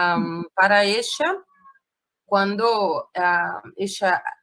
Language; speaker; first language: Spanish; non-native, fluent; Portuguese